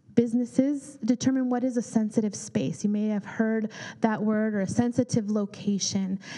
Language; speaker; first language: English; early bilingual, other home language; Spanish